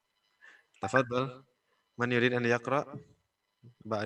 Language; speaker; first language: Arabic; non-native, fluent; Indonesian